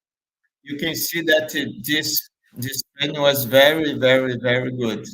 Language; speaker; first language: English; non-native, fluent; Portuguese